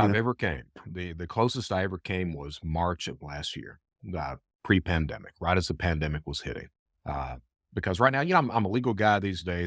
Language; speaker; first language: English; native; English